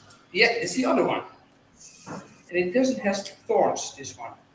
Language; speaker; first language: English; non-native, fluent; Dutch